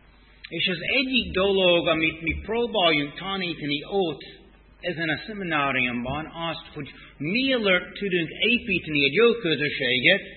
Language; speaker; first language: Hungarian; non-native, fluent; English